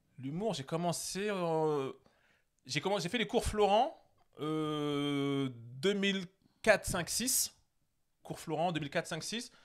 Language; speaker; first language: French; native; French